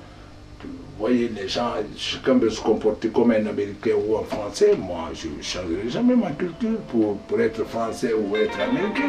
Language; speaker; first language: French; non-native, local second language; Mandingo